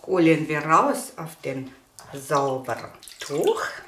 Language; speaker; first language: German; non-native, learner; Russian